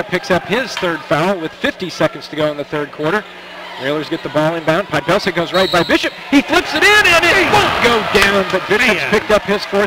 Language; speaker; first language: English; native; English